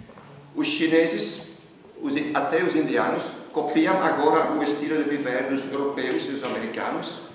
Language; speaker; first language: Portuguese; non-native, fluent; Dutch